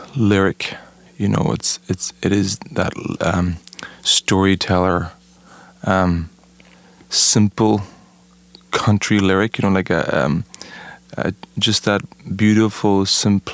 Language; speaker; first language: English; native; English